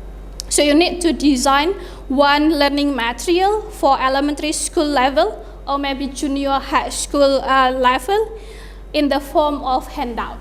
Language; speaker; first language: English; non-native, fluent; Indonesian